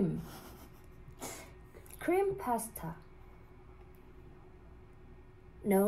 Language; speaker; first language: English; non-native, learner; Korean